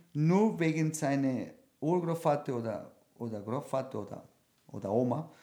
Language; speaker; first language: German; non-native, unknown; Spanish